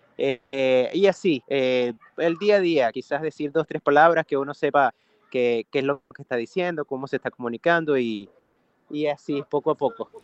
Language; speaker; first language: Spanish; native; Spanish